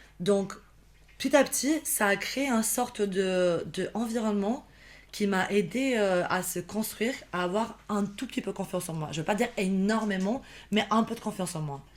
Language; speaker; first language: French; non-native, fluent; Albanian